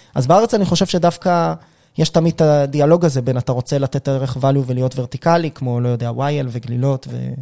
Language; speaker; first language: Hebrew; native; Hebrew